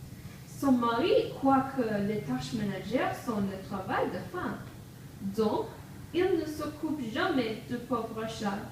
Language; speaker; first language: French; non-native, learner; English